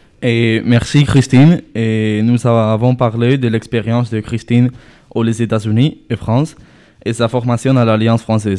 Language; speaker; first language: French; non-native, learner; Spanish